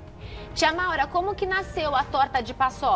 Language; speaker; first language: Portuguese; native; Portuguese